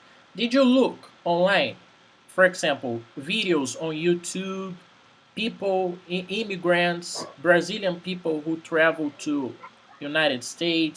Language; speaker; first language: English; non-native, fluent; Portuguese